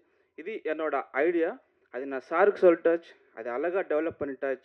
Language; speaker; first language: Tamil; non-native, learner; Telugu